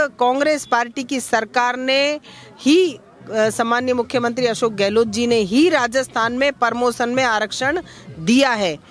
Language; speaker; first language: Hindi; native; Hindi